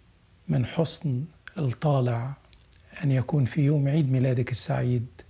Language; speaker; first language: Arabic; native; Arabic